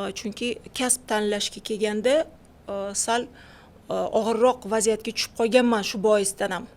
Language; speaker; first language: Uzbek; non-native, local second language; Russian